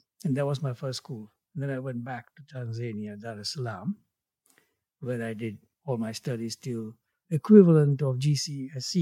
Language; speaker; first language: English; non-native, local second language; Gujarati